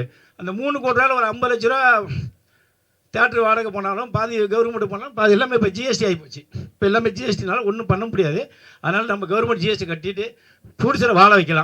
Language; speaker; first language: Tamil; native; Tamil